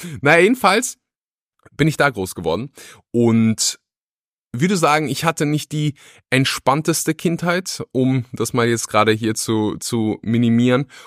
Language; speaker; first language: German; early bilingual, other home language; Russian